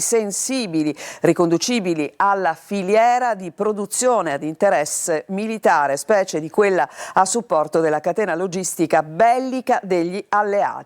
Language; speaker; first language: Italian; native; Italian